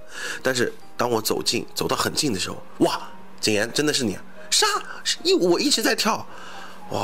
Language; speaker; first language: Chinese; native; Chinese